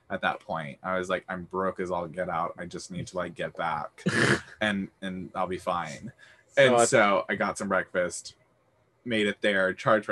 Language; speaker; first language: English; native; English